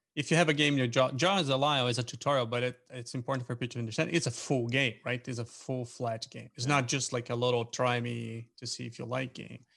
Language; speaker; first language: English; non-native, fluent; Portuguese